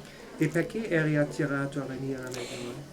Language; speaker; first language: Italian; non-native, fluent; German